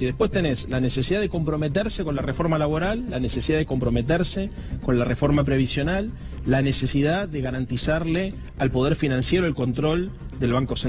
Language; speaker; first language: Spanish; native; Spanish